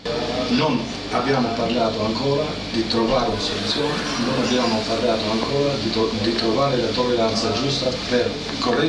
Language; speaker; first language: Italian; non-native, fluent; Albanian